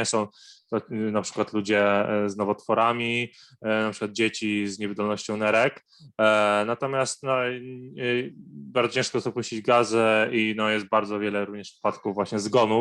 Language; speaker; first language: Polish; non-native, fluent; Arabic